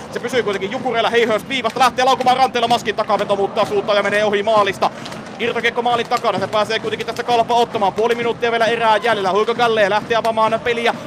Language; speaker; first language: Finnish; native; Finnish